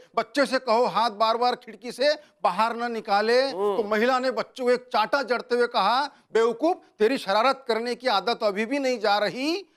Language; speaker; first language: Hindi; non-native, local second language; Telugu